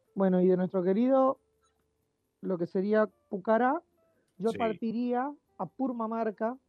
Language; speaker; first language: Spanish; native; Spanish